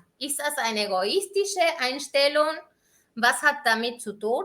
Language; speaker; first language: German; non-native, fluent; Spanish